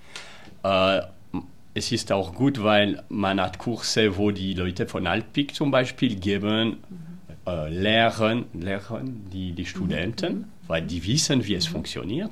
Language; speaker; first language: German; non-native, local second language; French